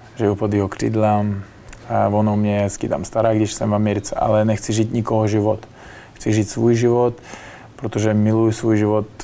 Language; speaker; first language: Czech; non-native, fluent; Uzbek